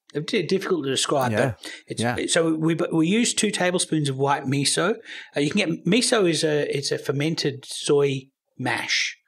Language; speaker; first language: English; native; English